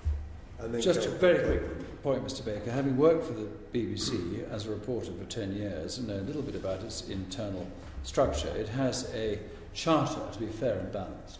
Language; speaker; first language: English; native; English